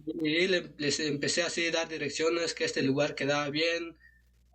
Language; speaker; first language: Spanish; non-native, local second language; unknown